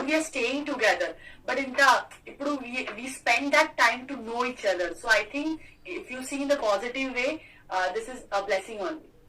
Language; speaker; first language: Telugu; non-native, learner; Gujarati